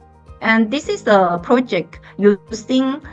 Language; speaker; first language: English; non-native, fluent; Chinese